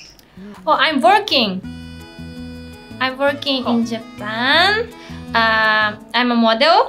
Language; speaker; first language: English; non-native, learner; Russian